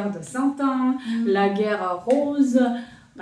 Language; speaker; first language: French; non-native, fluent; Korean